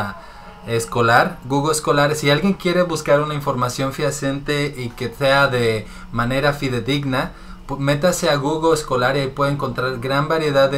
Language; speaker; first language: Spanish; native; Spanish